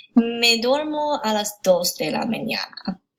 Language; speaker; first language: Spanish; non-native, learner; English